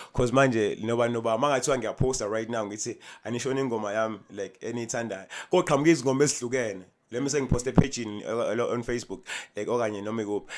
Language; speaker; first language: Zulu; native; Zulu